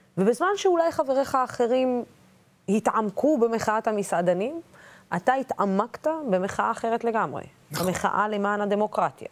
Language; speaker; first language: Hebrew; non-native, local second language; Arabic